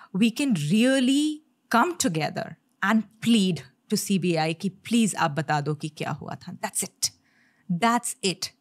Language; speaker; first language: Hindi; native; Hindi